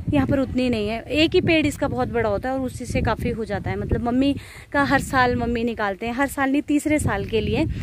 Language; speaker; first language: Hindi; non-native, local second language; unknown